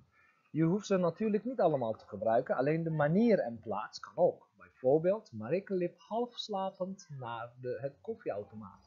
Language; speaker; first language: Dutch; non-native, fluent; Turkish